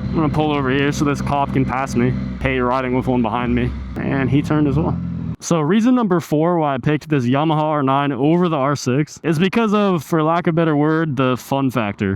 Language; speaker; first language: English; native; English